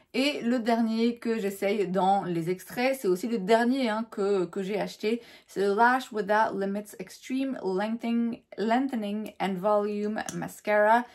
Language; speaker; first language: French; native; French